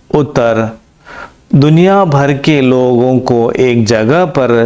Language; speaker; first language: Hindi; non-native, local second language; Kannada